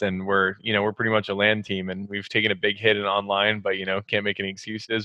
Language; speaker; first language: English; native; English